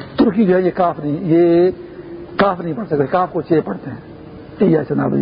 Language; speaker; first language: Urdu; non-native, local second language; Pashto